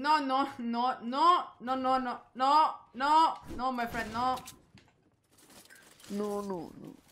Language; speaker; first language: English; non-native, learner; Italian